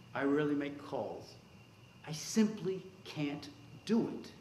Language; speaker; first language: English; native; English